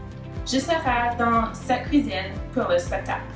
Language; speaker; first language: French; non-native, learner; English